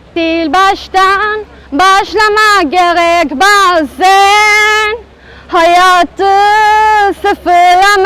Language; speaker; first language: Turkish; non-native, fluent; Hebrew